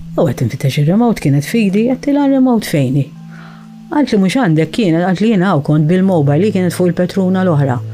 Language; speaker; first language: Maltese; early bilingual, heritage; Maltese